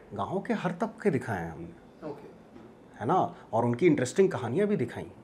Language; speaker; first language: Hindi; native; Hindi